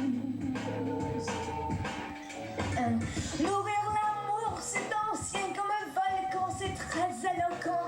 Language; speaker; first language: French; non-native, learner; English